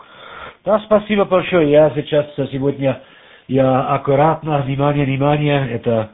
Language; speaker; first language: Russian; non-native, learner; German